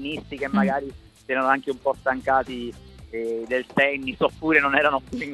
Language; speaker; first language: Italian; native; Italian